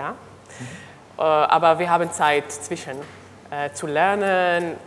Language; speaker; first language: German; non-native, learner; Hebrew